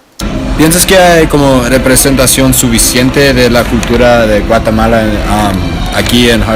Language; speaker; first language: Spanish; non-native, learner; English